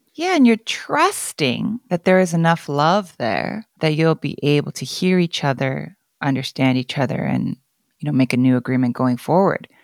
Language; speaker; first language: English; non-native, fluent; Korean